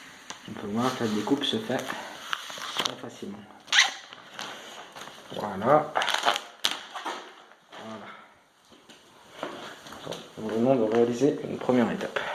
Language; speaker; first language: French; native; French